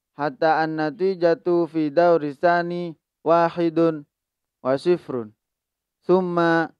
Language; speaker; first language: Arabic; non-native, learner; Indonesian